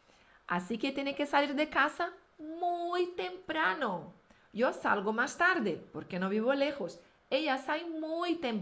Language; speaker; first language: Spanish; non-native, fluent; Portuguese